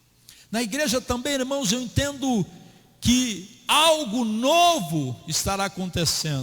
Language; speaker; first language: Portuguese; native; Portuguese